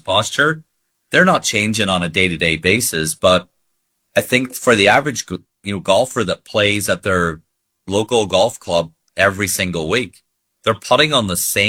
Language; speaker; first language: English; native; English